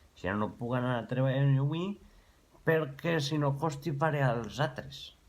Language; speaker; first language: Catalan; native; Catalan